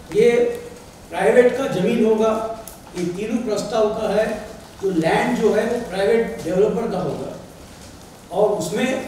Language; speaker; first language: Hindi; non-native, local second language; Marathi